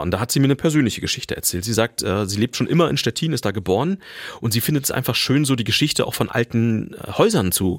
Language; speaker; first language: German; native; German